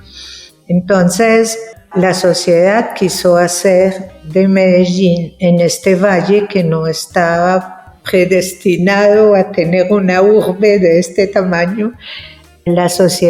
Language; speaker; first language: Spanish; non-native, fluent; French